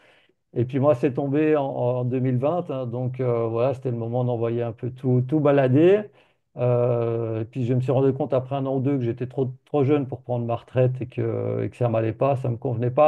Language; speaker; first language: French; native; French